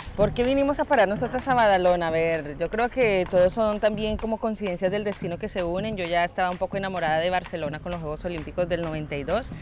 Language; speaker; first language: Spanish; native; Spanish